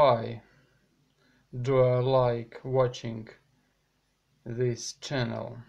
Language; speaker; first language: English; non-native, learner; Russian